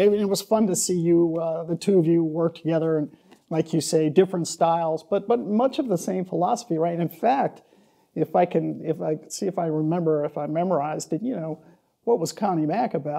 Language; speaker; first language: English; native; English